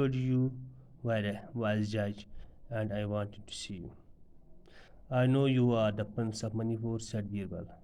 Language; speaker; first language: English; non-native, local second language; Urdu